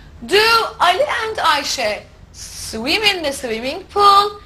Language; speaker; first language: English; non-native, fluent; Turkish